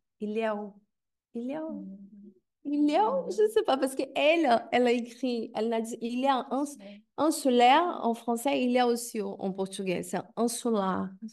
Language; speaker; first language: French; non-native, fluent; Portuguese